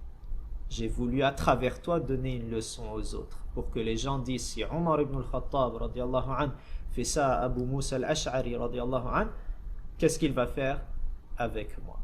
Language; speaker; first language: French; native; French